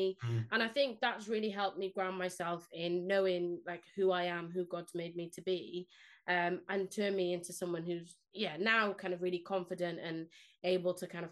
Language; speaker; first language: English; non-native, local second language; Spanish